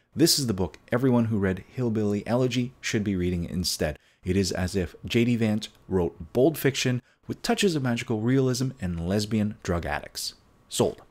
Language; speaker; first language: English; native; English